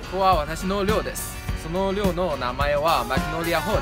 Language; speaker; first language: Japanese; non-native, learner; Chinese